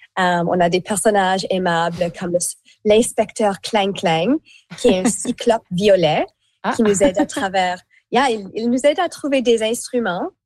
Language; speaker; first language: French; native; French